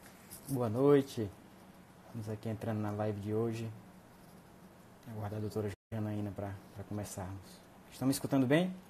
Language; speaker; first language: Portuguese; native; Portuguese